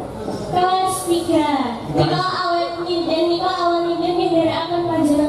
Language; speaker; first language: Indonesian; non-native, local second language; Javanese